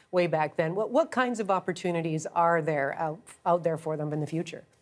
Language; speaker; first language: English; native; English